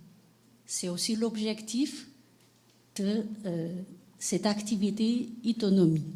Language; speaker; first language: French; non-native, fluent; Chinese